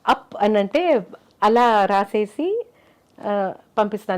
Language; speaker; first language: Telugu; non-native, fluent; Malayalam